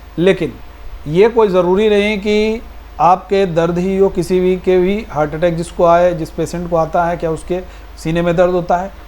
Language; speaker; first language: Hindi; native; Hindi